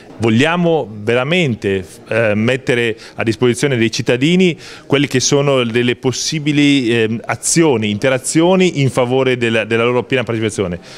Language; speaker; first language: Italian; native; Italian